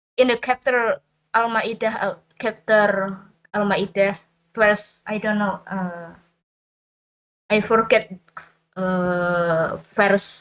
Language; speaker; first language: English; non-native, learner; Indonesian